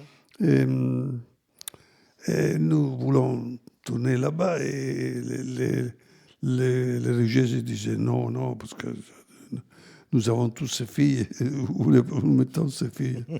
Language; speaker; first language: French; non-native, fluent; Italian